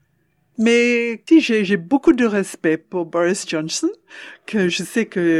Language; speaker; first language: French; non-native, fluent; English